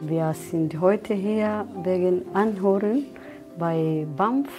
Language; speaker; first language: German; non-native, learner; Somali